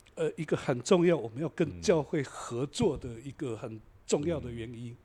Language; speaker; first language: Chinese; native; Chinese